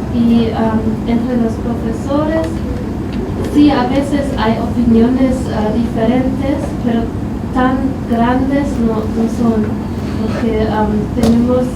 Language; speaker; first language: Spanish; non-native, fluent; German